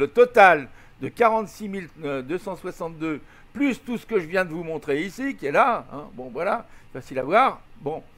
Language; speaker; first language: French; native; French